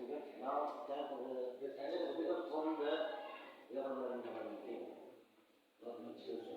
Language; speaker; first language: English; non-native, local second language; Indonesian